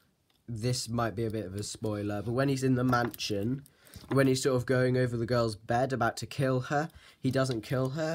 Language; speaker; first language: English; native; English